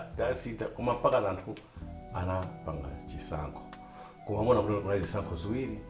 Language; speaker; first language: Nyanja; non-native, local second language; Tumbuka